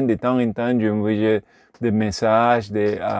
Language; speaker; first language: French; non-native, learner; Spanish